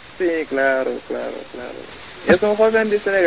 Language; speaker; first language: Spanish; non-native, learner; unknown